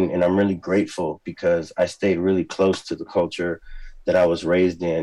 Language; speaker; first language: English; early bilingual, other home language; Spanish